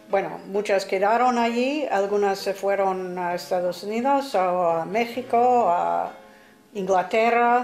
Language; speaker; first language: Spanish; non-native, fluent; English